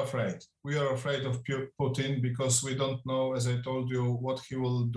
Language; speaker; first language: English; non-native, fluent; Polish